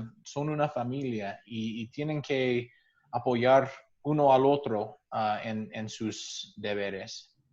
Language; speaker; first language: Spanish; non-native, fluent; English